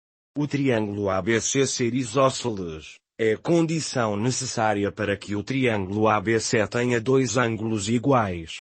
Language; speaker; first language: Portuguese; native; Portuguese